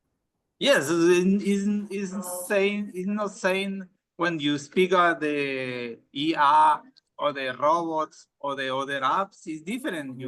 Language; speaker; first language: English; non-native, learner; Spanish